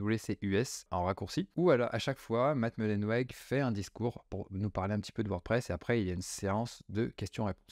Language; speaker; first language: French; native; French